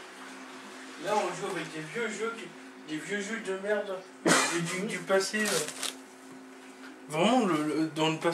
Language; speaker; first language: French; native; French